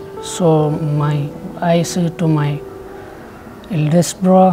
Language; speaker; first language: English; non-native, learner; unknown